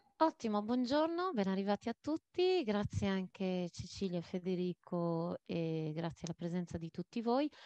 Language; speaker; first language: Italian; non-native, fluent; Maltese